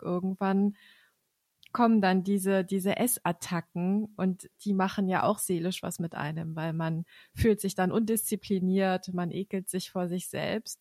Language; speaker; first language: German; native; German